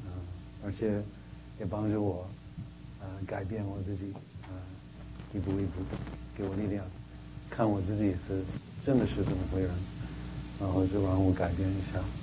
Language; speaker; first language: Chinese; non-native, fluent; English